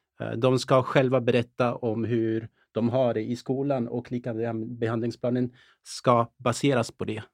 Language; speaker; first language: Swedish; early bilingual, other home language; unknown